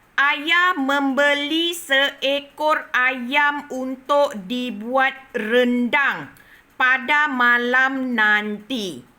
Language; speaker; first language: Malay; native; Malay